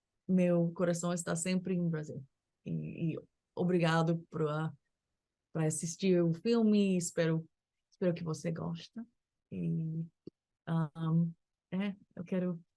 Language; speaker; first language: Portuguese; early bilingual, heritage; English